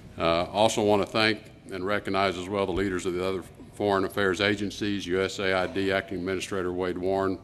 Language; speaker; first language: English; native; English